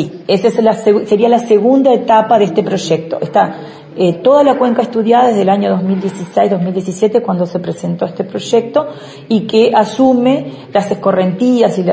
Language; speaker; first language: Spanish; native; Spanish